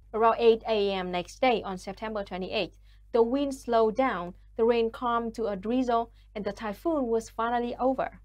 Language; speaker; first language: English; non-native, fluent; Vietnamese